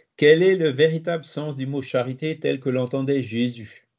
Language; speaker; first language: French; native; French